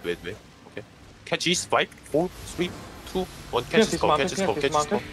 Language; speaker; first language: Korean; native; Korean